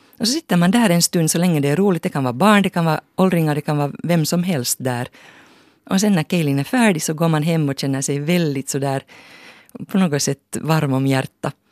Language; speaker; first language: Swedish; native; Swedish